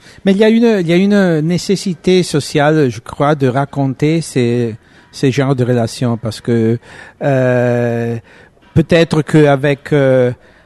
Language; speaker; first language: French; non-native, fluent; Italian